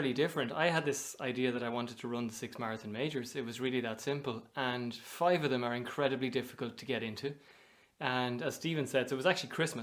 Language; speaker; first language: English; native; English